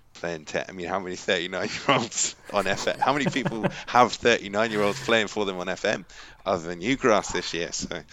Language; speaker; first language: English; native; English